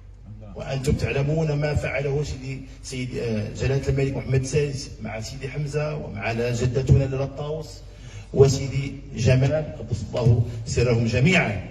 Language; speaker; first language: Arabic; native; Arabic